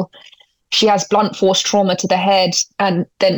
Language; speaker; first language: English; native; English